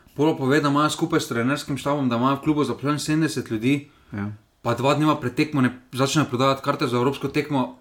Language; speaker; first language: Slovenian; native; Slovenian